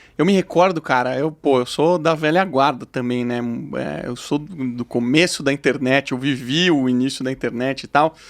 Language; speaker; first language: Portuguese; native; Portuguese